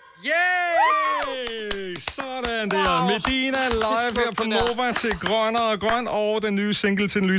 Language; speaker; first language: Danish; native; Danish